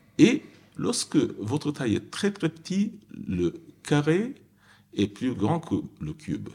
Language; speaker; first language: French; non-native, fluent; Japanese